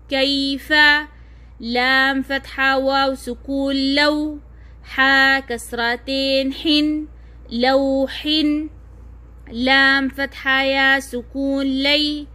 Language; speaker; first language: Arabic; non-native, fluent; Oromo